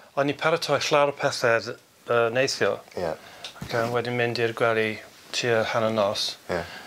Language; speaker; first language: Welsh; non-native, local second language; English